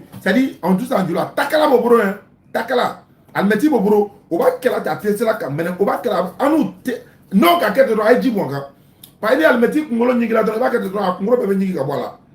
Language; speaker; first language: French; non-native, local second language; Dyula